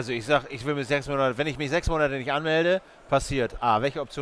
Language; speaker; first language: German; native; German